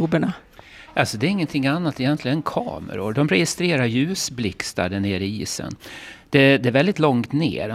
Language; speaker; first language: Swedish; native; Swedish